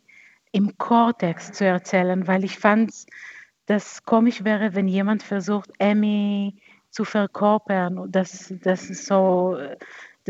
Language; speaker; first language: German; non-native, fluent; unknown